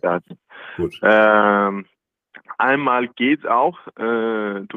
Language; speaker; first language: German; non-native, learner; Danish